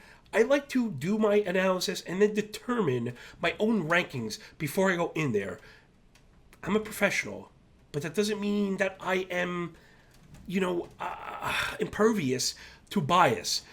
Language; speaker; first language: English; native; English